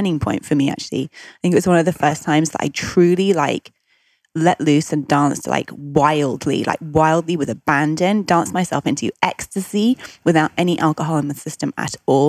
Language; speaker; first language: English; native; English